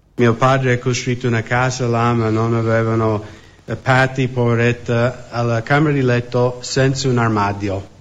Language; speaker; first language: Italian; non-native, fluent; English